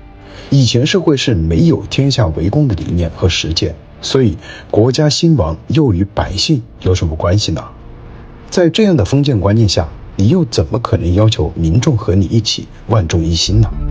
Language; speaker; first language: Chinese; native; Chinese